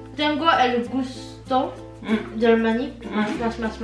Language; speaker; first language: Spanish; non-native, learner; French